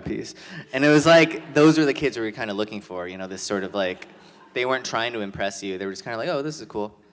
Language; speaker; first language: English; native; English